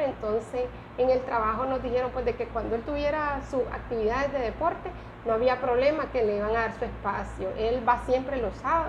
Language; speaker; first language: Spanish; native; Spanish